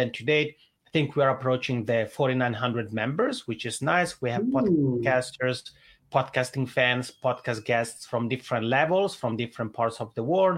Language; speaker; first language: English; non-native, fluent; Italian